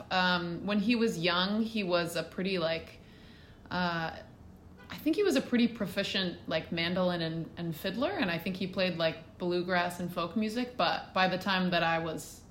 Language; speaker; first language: English; native; English